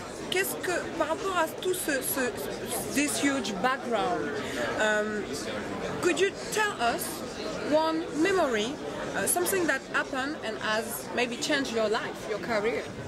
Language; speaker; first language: English; non-native, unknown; French